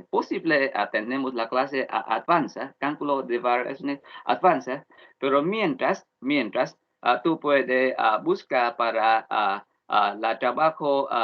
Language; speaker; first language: Spanish; non-native, learner; Vietnamese